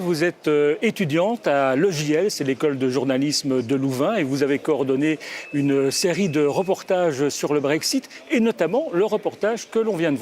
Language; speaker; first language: French; native; French